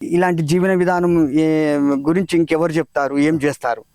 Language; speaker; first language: Telugu; native; Telugu